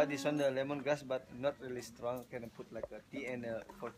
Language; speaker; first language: English; non-native, learner; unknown